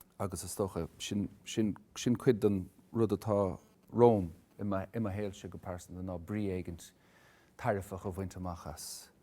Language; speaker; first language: Irish; native; Irish